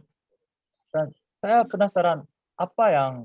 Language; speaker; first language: Indonesian; non-native, fluent; Korean